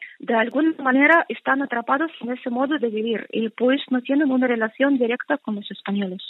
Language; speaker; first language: Spanish; non-native, fluent; Russian